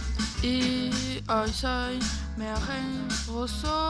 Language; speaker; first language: Spanish; non-native, learner; French